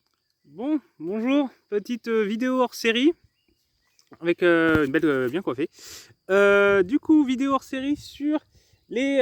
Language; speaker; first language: French; native; French